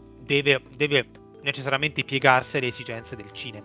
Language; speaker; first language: Italian; native; Italian